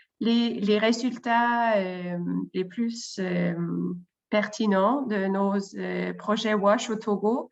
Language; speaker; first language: French; non-native, fluent; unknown